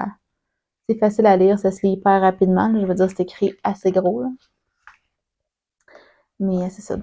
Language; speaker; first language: French; native; French